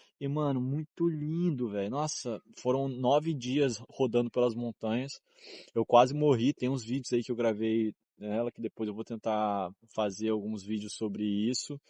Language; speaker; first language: Portuguese; native; Portuguese